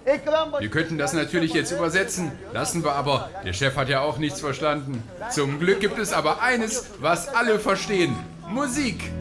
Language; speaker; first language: German; native; German